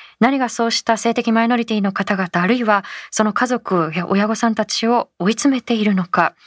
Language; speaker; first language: Japanese; native; Japanese